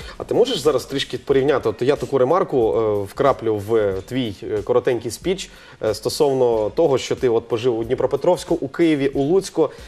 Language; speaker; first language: Ukrainian; native; Ukrainian